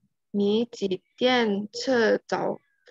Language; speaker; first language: Chinese; non-native, learner; Indonesian